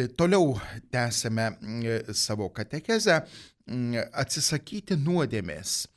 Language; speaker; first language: Lithuanian; native; Lithuanian